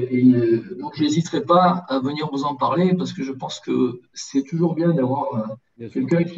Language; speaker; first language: French; native; French